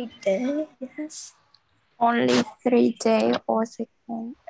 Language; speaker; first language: English; non-native, learner; Khmer